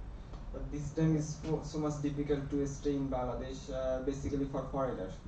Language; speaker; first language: English; non-native, learner; Bangla